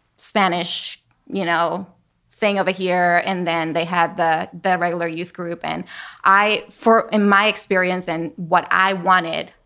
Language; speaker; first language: English; non-native, fluent; Spanish